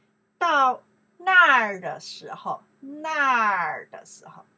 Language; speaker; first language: Chinese; non-native, learner; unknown